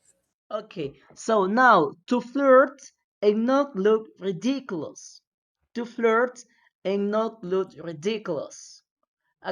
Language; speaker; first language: English; non-native, fluent; Spanish